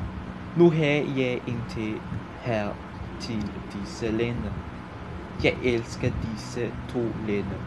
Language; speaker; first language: Danish; non-native, learner; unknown